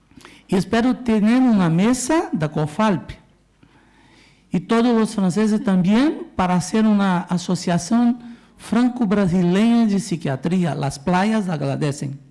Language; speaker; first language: Spanish; non-native, learner; Portuguese